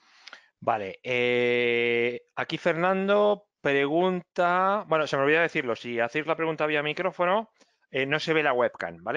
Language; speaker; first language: Spanish; native; Spanish